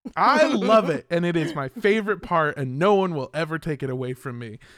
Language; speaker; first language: English; native; English